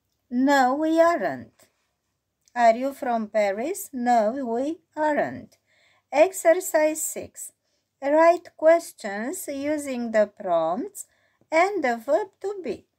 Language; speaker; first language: English; non-native, fluent; Romanian